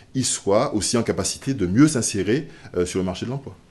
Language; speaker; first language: French; native; French